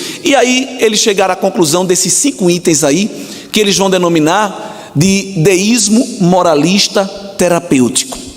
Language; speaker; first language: Portuguese; native; Portuguese